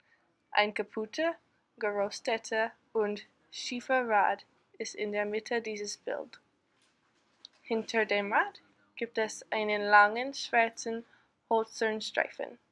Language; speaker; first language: German; non-native, learner; English